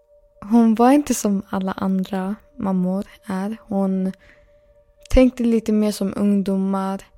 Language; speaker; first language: Swedish; early bilingual, other home language; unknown